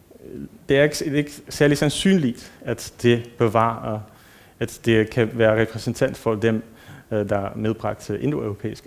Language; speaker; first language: Danish; non-native, fluent; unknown